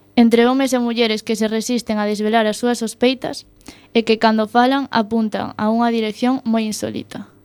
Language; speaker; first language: Galician; non-native, local second language; Spanish